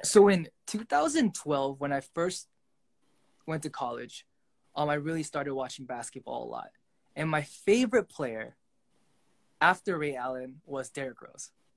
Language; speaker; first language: English; early bilingual, other home language; Korean